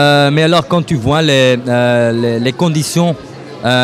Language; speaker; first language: French; non-native, local second language; Dutch